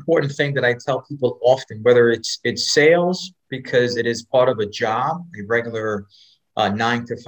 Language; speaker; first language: English; native; English